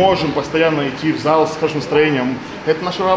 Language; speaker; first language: Russian; native; Russian